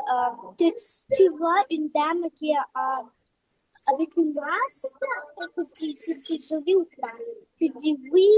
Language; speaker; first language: French; non-native, fluent; Russian